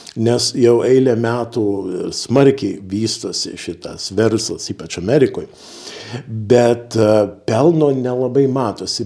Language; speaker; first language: Lithuanian; early bilingual, heritage; Lithuanian